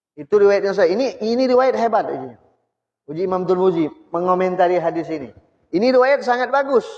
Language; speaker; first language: Malay; native; Malay